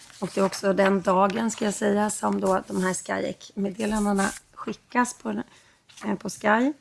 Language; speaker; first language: Swedish; native; Swedish